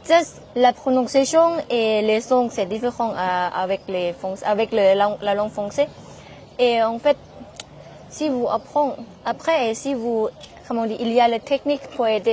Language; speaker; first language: French; non-native, learner; Thai